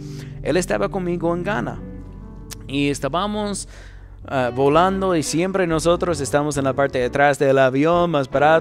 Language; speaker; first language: Spanish; non-native, fluent; English